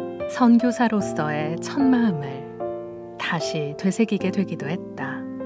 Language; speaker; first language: Korean; native; Korean